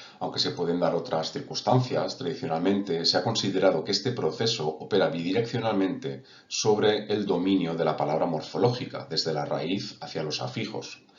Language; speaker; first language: Spanish; non-native, local second language; Catalan